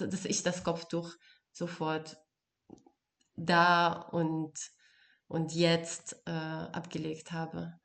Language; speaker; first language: German; non-native, fluent; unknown